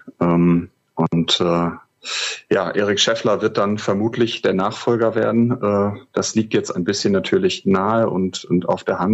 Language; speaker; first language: German; native; German